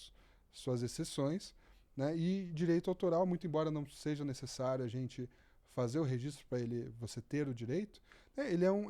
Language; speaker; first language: Portuguese; native; Portuguese